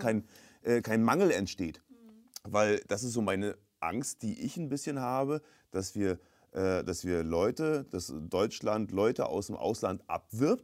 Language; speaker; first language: German; native; German